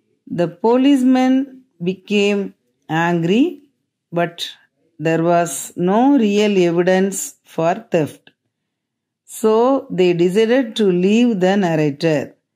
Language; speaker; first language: English; non-native, local second language; Tamil